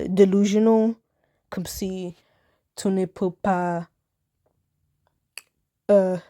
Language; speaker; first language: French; non-native, learner; English